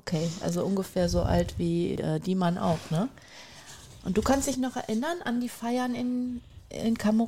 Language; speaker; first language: German; native; German